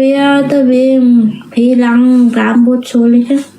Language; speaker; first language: Indonesian; non-native, learner; Vietnamese